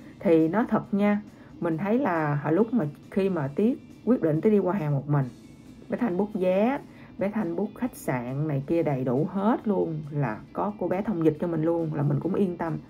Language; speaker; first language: Vietnamese; native; Vietnamese